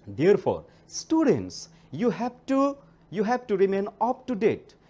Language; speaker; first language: English; non-native, local second language; Nepali